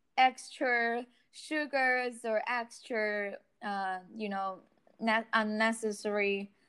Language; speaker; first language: English; non-native, fluent; Chinese